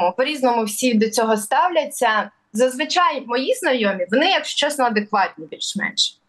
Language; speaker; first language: Ukrainian; early bilingual, other home language; Russian